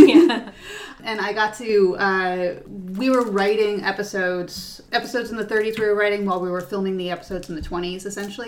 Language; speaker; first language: English; native; English